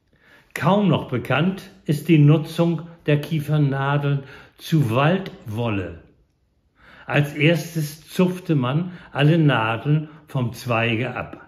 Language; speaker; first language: German; native; German